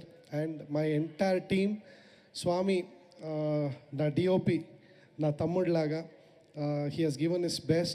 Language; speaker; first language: Telugu; non-native, learner; Kannada